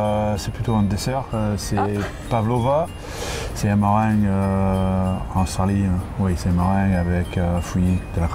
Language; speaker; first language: French; non-native, learner; English